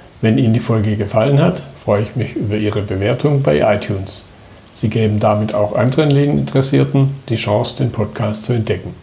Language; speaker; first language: German; native; German